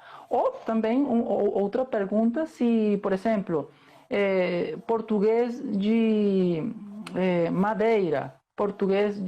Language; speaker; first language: Portuguese; non-native, fluent; Spanish